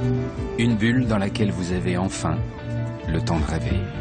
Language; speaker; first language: French; native; French